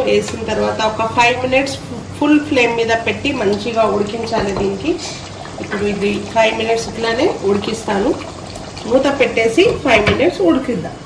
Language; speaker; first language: Telugu; non-native, local second language; Urdu